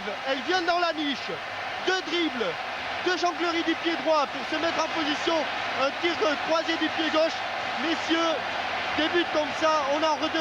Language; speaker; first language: French; native; French